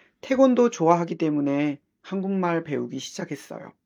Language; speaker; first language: Korean; non-native, fluent; Chinese